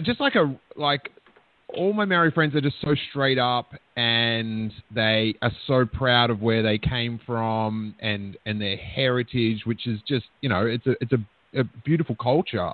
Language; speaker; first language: English; native; English